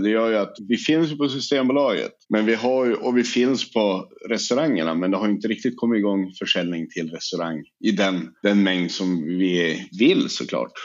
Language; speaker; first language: Swedish; native; Swedish